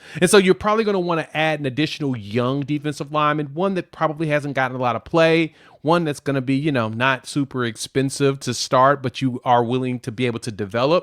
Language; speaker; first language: English; native; English